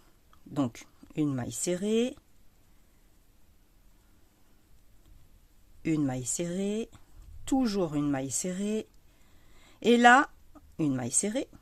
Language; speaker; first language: French; native; French